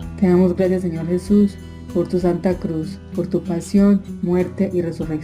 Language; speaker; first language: Spanish; native; Spanish